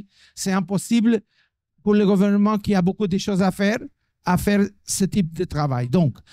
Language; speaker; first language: French; non-native, fluent; Portuguese